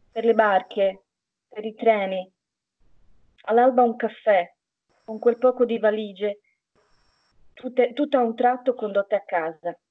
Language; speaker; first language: Italian; non-native, fluent; Bosnian